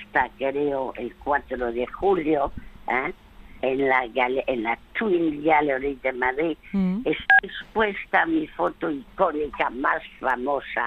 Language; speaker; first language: Spanish; early bilingual, other home language; French